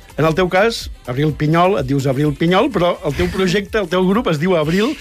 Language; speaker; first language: Catalan; native; Catalan